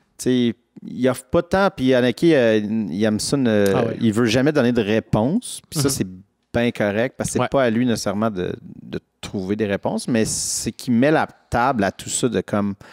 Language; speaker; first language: French; native; French